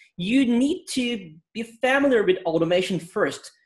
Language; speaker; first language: English; non-native, fluent; Turkish